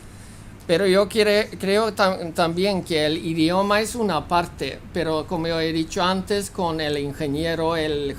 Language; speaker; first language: Spanish; non-native, fluent; Swedish